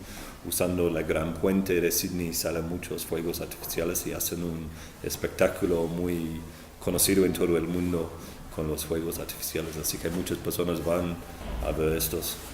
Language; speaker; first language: Spanish; non-native, fluent; English